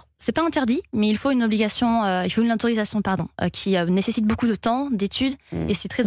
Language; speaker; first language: French; native; French